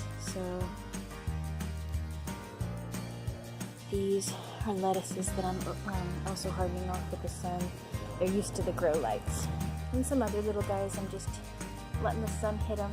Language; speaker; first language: English; native; English